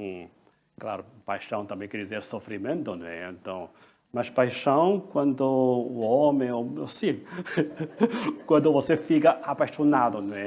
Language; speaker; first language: Portuguese; non-native, fluent; Chinese